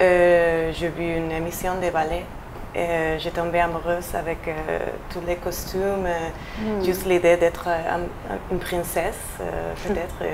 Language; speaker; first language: French; non-native, fluent; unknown